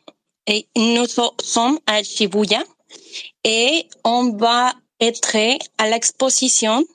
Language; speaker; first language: French; non-native, learner; Spanish